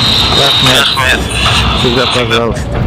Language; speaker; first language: Russian; non-native, local second language; Turkmen